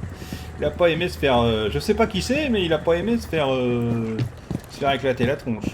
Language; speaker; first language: French; native; French